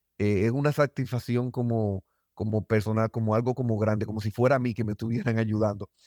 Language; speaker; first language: Spanish; native; Spanish